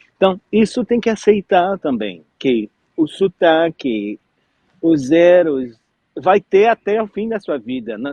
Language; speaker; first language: Portuguese; non-native, fluent; French